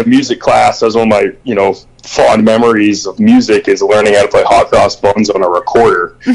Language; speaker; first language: English; native; English